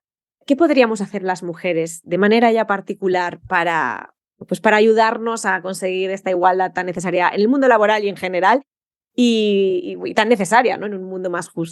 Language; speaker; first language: Spanish; native; Spanish